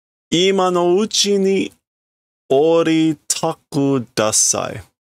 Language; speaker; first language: Japanese; non-native, learner; English